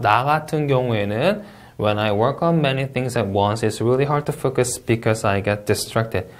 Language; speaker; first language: English; non-native, fluent; Korean